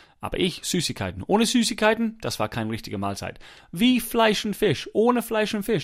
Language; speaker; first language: German; non-native, fluent; English